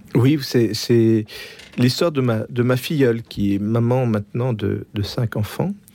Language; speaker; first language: French; native; French